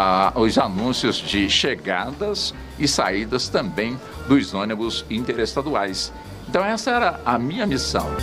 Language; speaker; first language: Portuguese; native; Portuguese